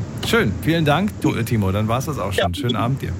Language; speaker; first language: German; native; German